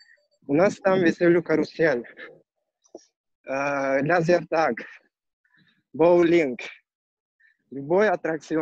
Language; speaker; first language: Russian; non-native, learner; Turkish